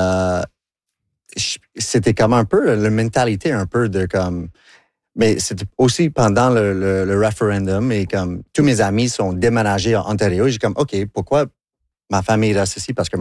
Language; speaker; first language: French; non-native, local second language; English